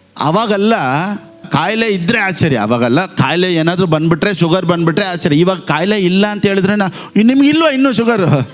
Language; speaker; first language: Kannada; native; Kannada